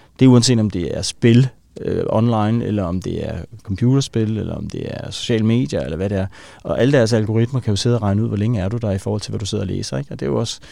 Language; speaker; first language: Danish; native; Danish